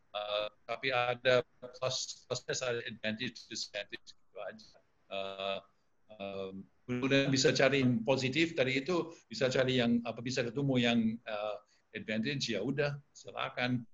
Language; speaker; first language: Indonesian; non-native, fluent; English